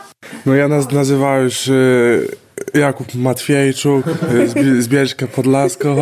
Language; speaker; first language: Polish; non-native, local second language; Belarusian